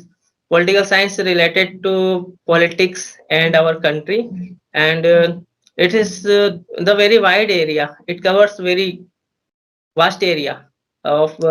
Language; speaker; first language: English; non-native, learner; Hindi